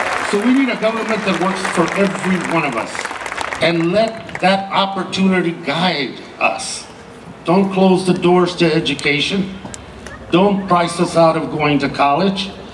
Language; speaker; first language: English; early bilingual, other home language; Spanish